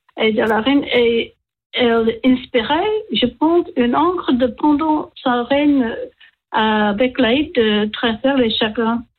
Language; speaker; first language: French; non-native, learner; English